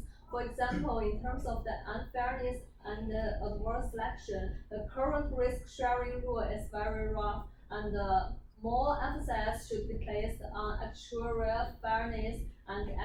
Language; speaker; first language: English; non-native, fluent; Chinese